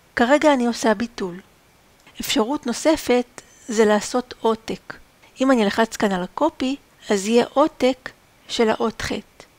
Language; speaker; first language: Hebrew; native; Hebrew